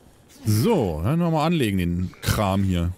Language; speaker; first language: German; native; German